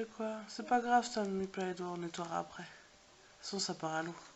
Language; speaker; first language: French; native; French